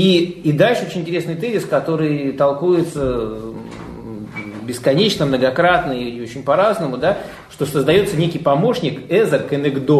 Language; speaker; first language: Russian; native; Russian